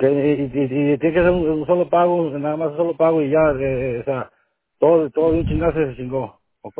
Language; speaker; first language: Spanish; native; Spanish